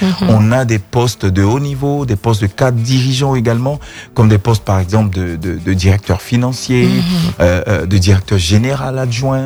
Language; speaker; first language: French; native; French